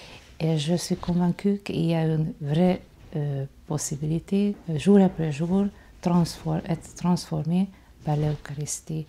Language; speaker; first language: French; non-native, fluent; Hungarian